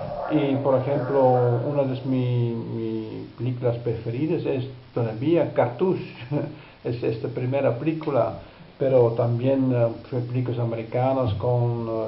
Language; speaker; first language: Spanish; non-native, fluent; Dutch